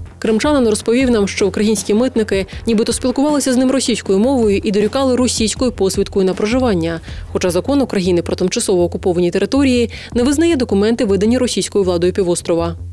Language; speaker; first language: Ukrainian; native; Ukrainian